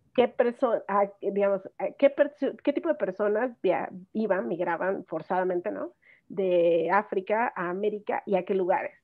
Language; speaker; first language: Spanish; native; Spanish